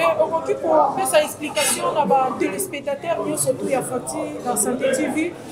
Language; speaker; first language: French; non-native, local second language; Lingala